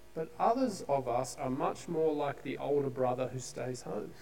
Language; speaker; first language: English; native; English